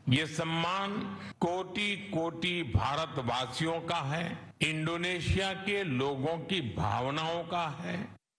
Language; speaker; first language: Hindi; non-native, local second language; Gujarati